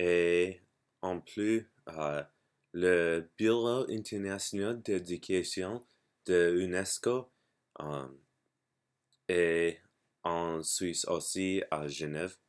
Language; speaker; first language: French; non-native, learner; English